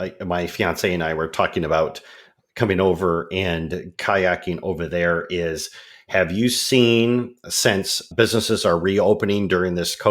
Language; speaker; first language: English; native; English